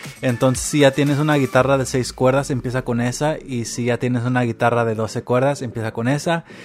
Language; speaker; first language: Spanish; early bilingual, heritage; Spanish